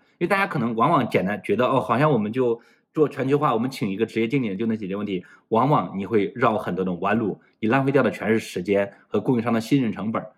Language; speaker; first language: Chinese; native; Chinese